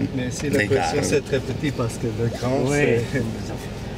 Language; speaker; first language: French; non-native, fluent; Portuguese